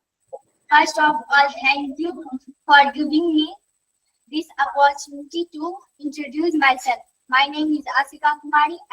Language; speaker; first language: English; non-native, learner; Hindi